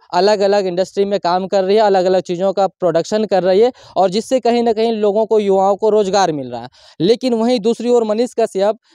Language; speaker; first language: Hindi; native; Hindi